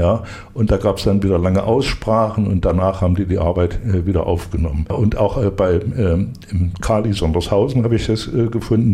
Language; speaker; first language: German; native; German